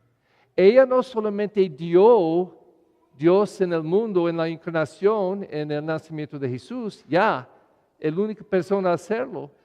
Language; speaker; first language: Spanish; non-native, fluent; English